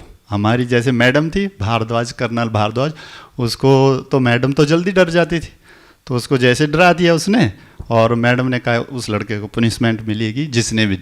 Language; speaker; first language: Hindi; native; Hindi